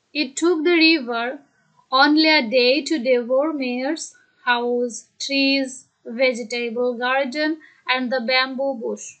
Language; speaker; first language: English; non-native, local second language; Bangla